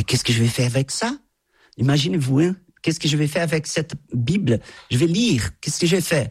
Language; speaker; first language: French; non-native, fluent; Portuguese